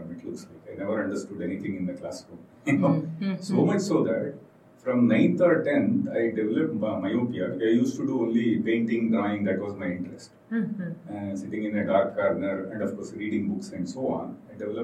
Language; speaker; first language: English; non-native, local second language; Kannada